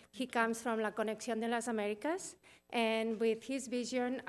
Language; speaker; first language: English; non-native, fluent; Spanish